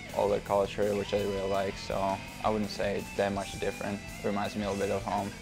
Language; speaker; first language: English; non-native, fluent; Czech